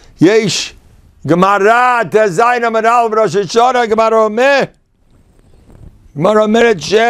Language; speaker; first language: Hebrew; non-native, fluent; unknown